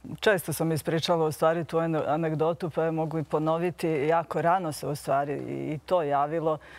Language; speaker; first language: Croatian; native; Croatian